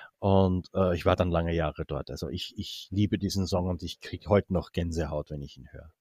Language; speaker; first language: German; native; German